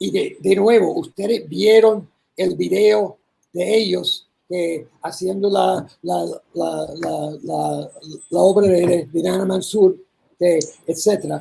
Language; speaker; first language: Spanish; non-native, learner; English